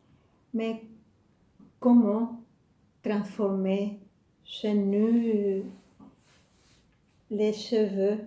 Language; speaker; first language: French; non-native, fluent; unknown